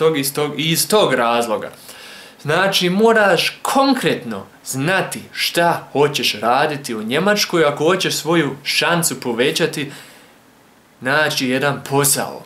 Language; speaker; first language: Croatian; early bilingual, heritage; Croatian